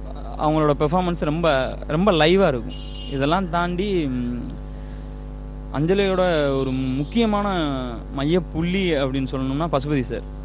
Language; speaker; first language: Tamil; native; Tamil